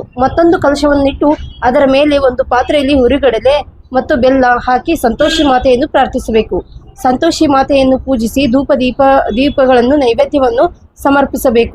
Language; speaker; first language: Kannada; native; Kannada